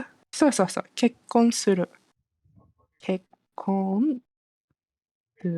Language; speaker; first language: Japanese; non-native, fluent; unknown